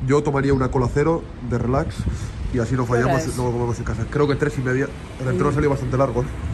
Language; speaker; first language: Spanish; native; Spanish